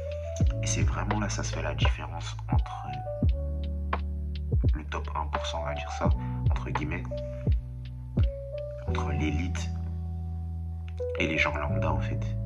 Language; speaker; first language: French; native; French